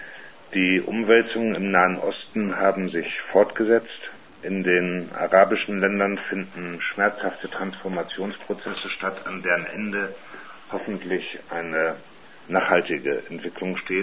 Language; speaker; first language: German; native; German